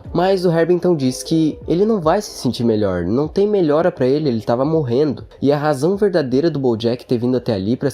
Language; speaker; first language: Portuguese; native; Portuguese